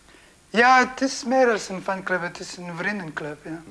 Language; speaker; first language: Dutch; non-native, local second language; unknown